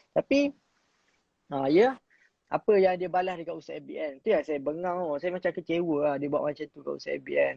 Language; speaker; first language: Malay; native; Malay